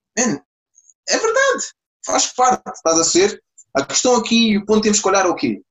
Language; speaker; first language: Portuguese; native; Portuguese